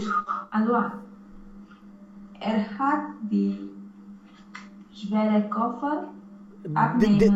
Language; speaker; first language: German; non-native, learner; Romanian